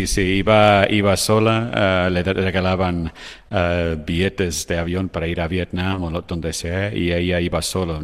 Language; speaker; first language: Spanish; non-native, fluent; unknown